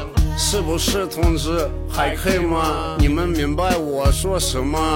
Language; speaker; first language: Chinese; non-native, learner; Russian